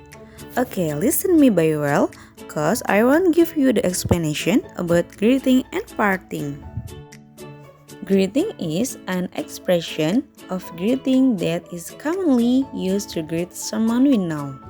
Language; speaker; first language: English; non-native, learner; Indonesian